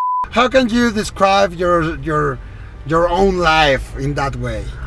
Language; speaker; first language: English; non-native, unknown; Spanish